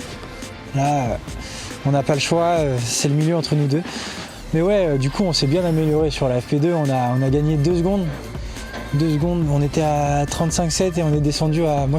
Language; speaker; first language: French; native; French